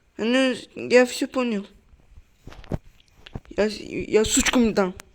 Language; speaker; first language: Russian; non-native, local second language; Uzbek